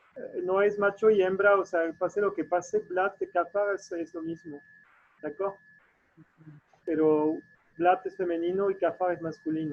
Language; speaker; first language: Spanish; non-native, fluent; French